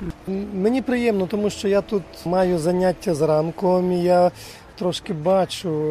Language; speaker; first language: Ukrainian; native; Ukrainian